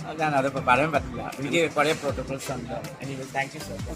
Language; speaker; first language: Malayalam; non-native, fluent; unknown